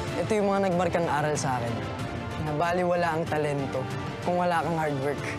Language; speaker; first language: Filipino; native; Filipino